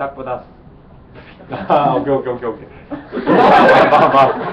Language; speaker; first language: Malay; non-native, learner; Korean